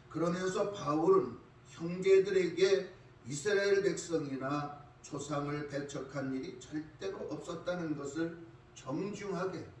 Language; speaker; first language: Korean; native; Korean